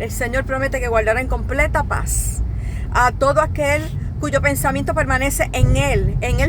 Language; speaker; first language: Spanish; native; Spanish